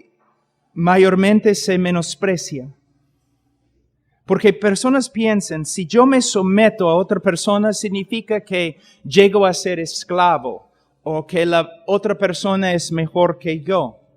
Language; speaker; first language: Spanish; non-native, fluent; English